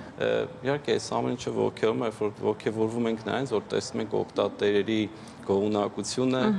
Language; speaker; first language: Armenian; native; Armenian